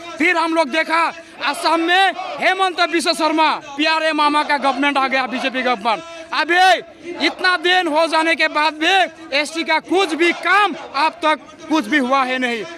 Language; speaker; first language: Hindi; non-native, local second language; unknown